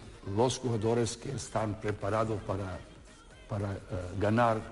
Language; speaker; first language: Spanish; non-native, fluent; Serbian